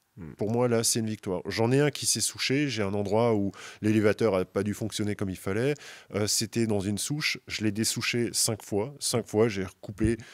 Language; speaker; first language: French; native; French